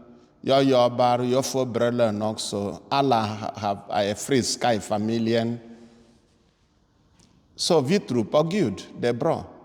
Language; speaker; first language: Swedish; non-native, fluent; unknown